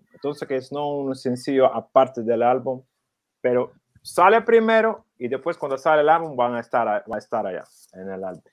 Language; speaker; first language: Spanish; non-native, learner; Ukrainian